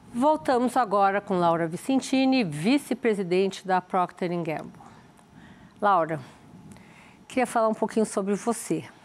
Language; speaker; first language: Portuguese; native; Portuguese